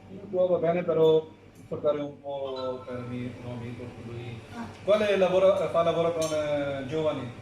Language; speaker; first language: Italian; non-native, learner; Urdu